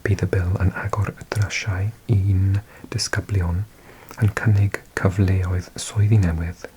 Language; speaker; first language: Welsh; non-native, learner; English